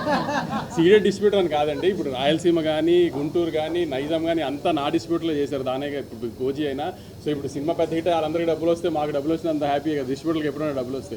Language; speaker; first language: Telugu; native; Telugu